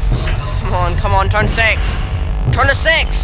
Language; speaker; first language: English; native; English